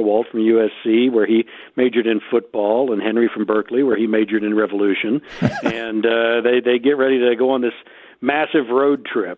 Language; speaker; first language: English; native; English